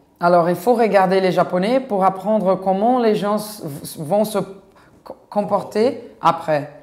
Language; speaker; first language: French; non-native, fluent; Portuguese